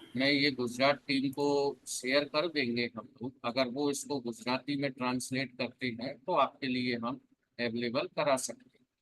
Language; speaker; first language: Hindi; native; Hindi